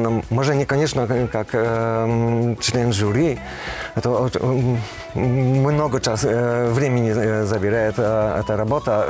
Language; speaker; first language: Russian; non-native, learner; Polish